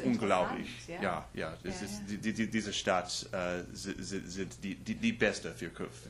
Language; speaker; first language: German; non-native, learner; English